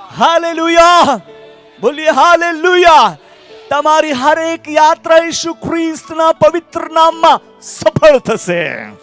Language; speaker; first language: Gujarati; non-native, local second language; Marathi